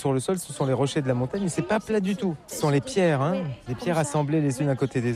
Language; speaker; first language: French; native; French